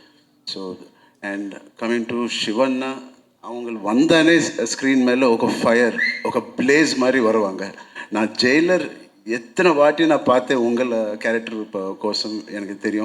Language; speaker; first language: Tamil; non-native, local second language; Telugu